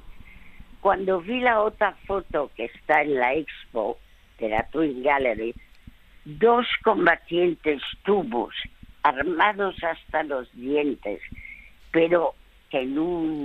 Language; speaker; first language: Spanish; early bilingual, other home language; French